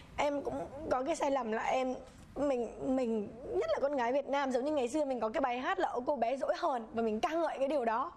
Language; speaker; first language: Vietnamese; native; Vietnamese